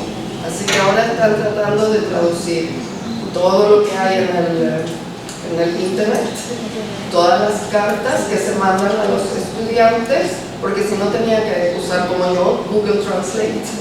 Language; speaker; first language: Spanish; early bilingual, heritage; Spanish